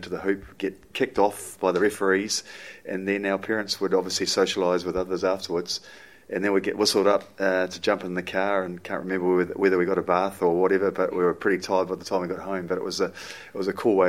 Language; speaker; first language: English; native; English